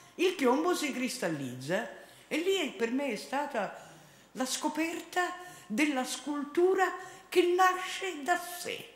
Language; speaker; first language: Italian; native; Italian